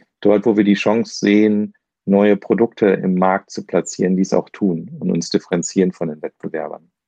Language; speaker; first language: German; native; German